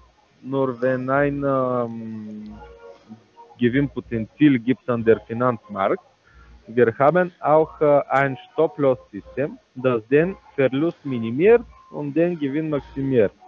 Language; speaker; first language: German; non-native, learner; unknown